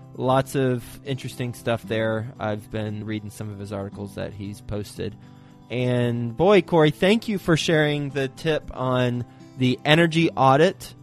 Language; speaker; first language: English; native; English